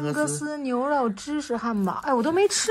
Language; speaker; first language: Chinese; native; Chinese